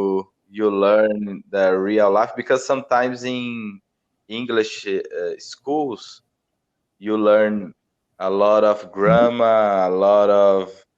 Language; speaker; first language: English; non-native, learner; Portuguese